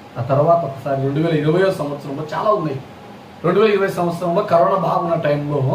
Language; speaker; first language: Telugu; non-native, local second language; Lambadi